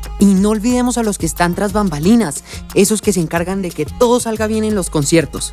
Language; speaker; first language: Spanish; native; Spanish